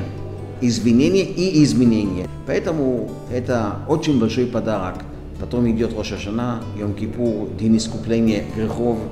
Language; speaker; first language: Russian; non-native, fluent; Hebrew